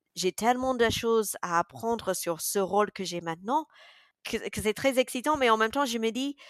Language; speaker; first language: French; non-native, fluent; English